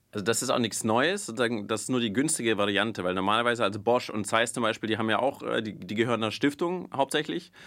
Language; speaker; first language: German; early bilingual, other home language; Russian